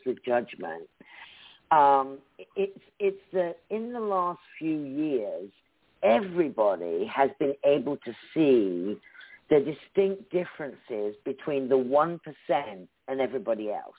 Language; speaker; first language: English; native; English